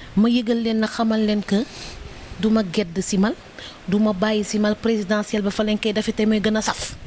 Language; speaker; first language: Wolof; non-native, local second language; Serer